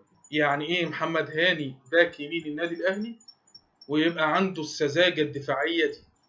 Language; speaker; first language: Arabic; native; Arabic